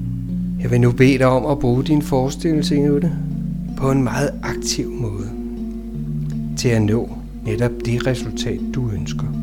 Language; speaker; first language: Danish; native; Danish